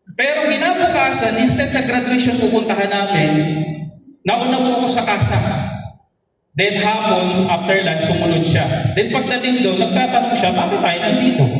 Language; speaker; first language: Filipino; non-native, local second language; Bikol